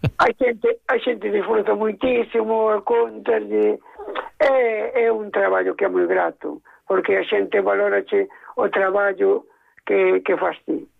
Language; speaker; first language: Galician; native; Galician